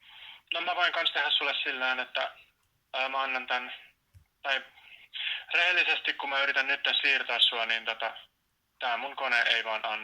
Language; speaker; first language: Finnish; native; Finnish